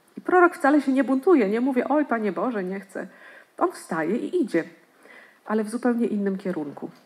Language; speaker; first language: Polish; native; Polish